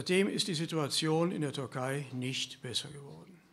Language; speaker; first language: German; native; German